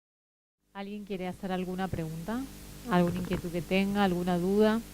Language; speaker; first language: Spanish; native; Spanish